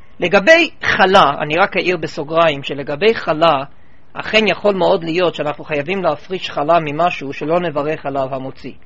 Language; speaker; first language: Hebrew; non-native, fluent; English